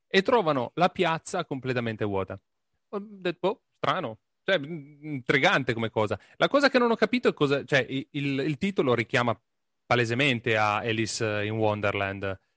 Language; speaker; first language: Italian; native; Italian